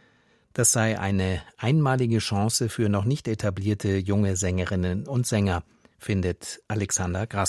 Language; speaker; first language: German; native; German